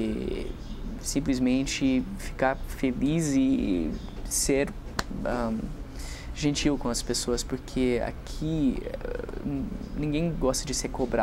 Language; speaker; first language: Portuguese; non-native, fluent; English